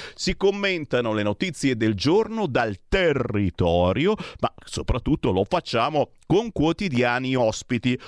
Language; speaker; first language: Italian; native; Italian